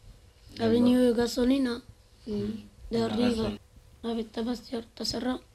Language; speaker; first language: Spanish; non-native, learner; Arabic